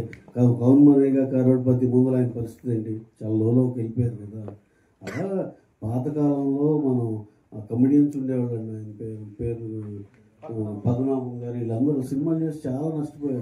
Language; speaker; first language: Telugu; native; Telugu